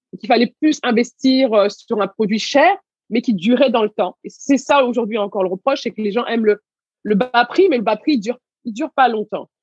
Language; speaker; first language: French; early bilingual, other home language; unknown